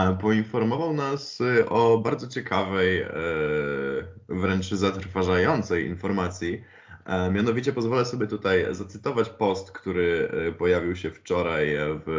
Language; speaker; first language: Polish; native; Polish